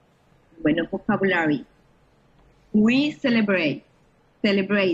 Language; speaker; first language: English; non-native, learner; Spanish